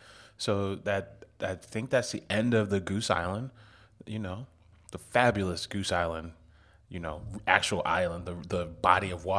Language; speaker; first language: English; native; English